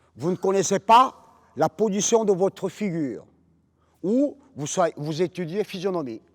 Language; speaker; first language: French; non-native, fluent; Korean